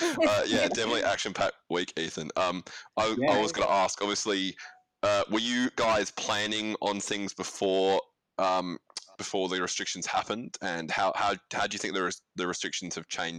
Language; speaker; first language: English; native; English